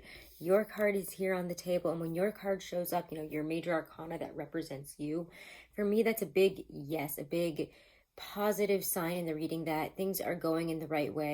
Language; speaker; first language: English; native; English